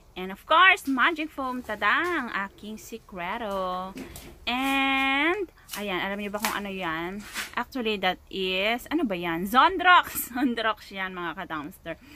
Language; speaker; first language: Filipino; non-native, local second language; Iloko